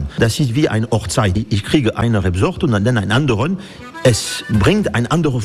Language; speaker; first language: German; non-native, fluent; French